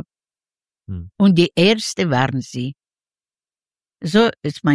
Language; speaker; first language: German; non-native, fluent; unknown